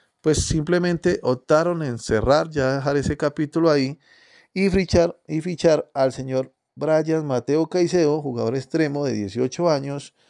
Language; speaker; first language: Spanish; native; Spanish